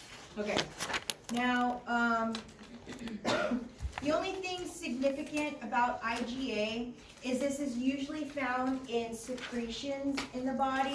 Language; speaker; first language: English; native; English